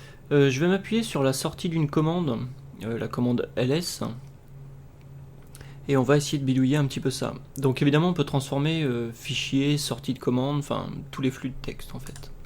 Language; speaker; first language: French; native; French